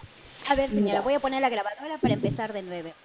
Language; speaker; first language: Spanish; native; Spanish